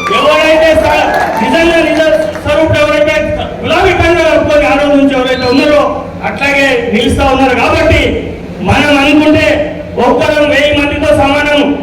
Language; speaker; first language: Telugu; native; Telugu